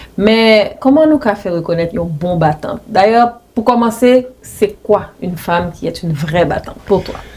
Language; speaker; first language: French; non-native, local second language; Haitian Creole